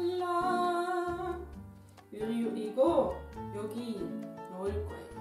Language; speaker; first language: Korean; non-native, learner; Dutch